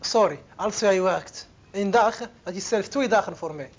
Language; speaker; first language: Dutch; non-native, learner; Arabic